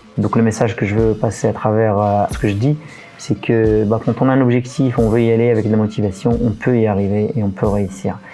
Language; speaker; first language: French; non-native, local second language; Arabic